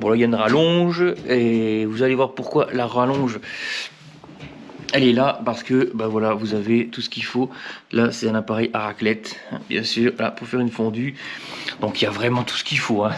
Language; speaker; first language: French; native; French